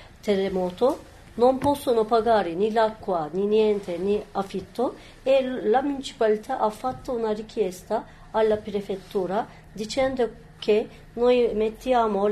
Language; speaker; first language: Italian; non-native, learner; Turkish